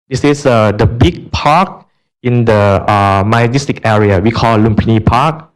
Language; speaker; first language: English; non-native, learner; Thai